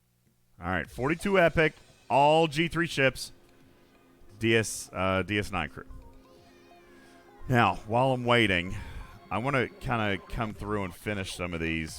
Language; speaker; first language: English; native; English